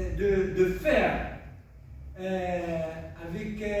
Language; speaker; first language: French; non-native, local second language; Tachelhit